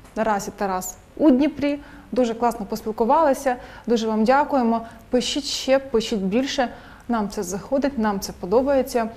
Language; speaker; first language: Ukrainian; native; Ukrainian